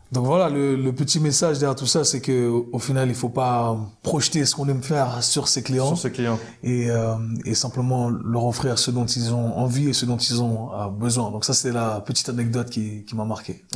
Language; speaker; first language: French; native; French